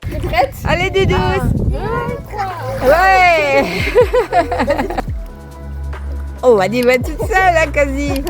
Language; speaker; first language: French; native; French